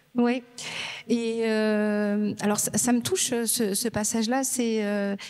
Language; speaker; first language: French; non-native, local second language; Berber languages